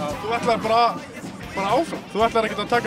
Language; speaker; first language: Icelandic; native; Icelandic